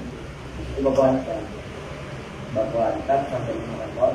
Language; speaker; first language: Indonesian; native; Indonesian